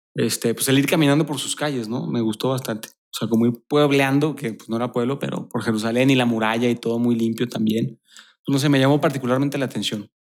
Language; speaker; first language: Spanish; native; Spanish